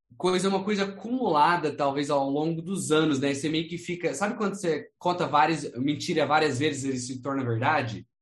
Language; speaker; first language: Portuguese; non-native, fluent; English